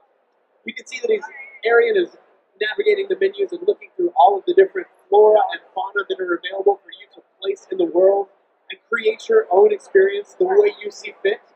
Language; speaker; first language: English; native; English